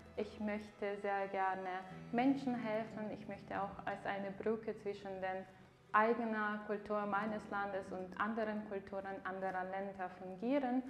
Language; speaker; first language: German; non-native, fluent; Ukrainian